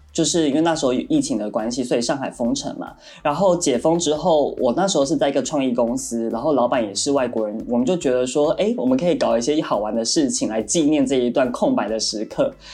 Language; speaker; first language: Chinese; native; Chinese